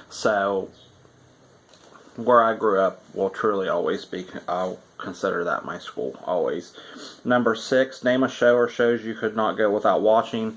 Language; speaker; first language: English; native; English